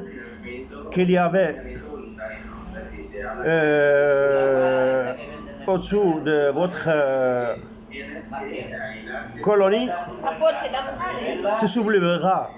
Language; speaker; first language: French; non-native, local second language; Arabic